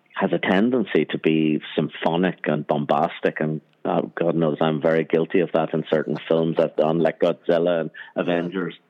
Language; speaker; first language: English; native; English